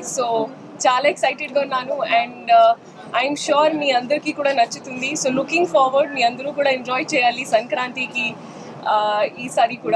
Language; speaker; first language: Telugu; non-native, fluent; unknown